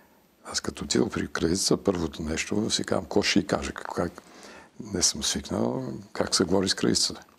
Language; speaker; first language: Bulgarian; early bilingual, heritage; Bulgarian